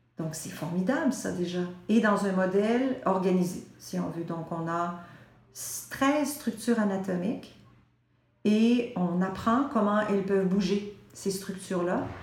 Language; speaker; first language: French; native; French